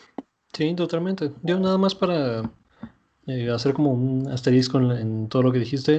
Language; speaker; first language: Spanish; native; Spanish